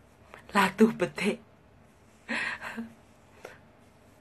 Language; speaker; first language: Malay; non-native, learner; Thai